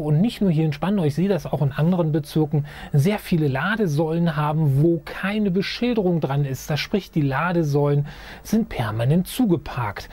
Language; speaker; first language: German; native; German